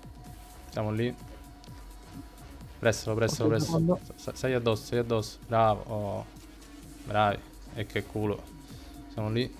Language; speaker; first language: Italian; native; Italian